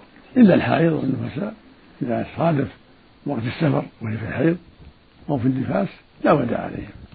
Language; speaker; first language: Arabic; native; Arabic